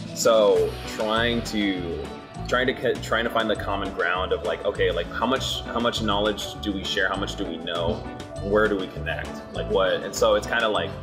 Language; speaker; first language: English; native; English